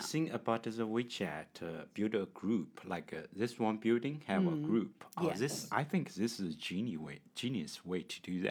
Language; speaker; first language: English; non-native, learner; Chinese